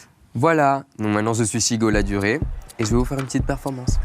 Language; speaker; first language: French; native; French